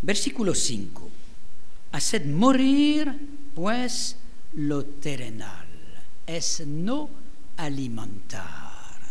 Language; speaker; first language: Spanish; non-native, fluent; French